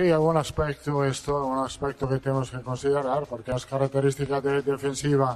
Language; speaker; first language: Portuguese; non-native, learner; Italian